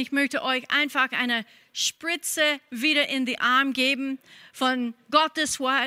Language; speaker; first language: German; non-native, fluent; English